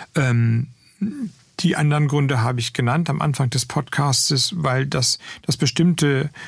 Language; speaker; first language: German; native; German